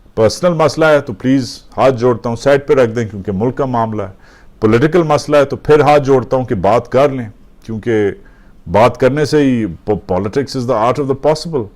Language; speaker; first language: Urdu; native; Urdu